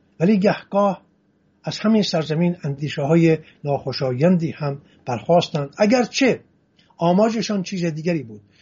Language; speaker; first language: Persian; non-native, local second language; Assyrian Neo-Aramaic